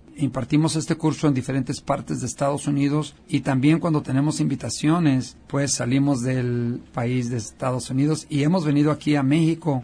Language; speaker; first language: Spanish; early bilingual, heritage; Spanish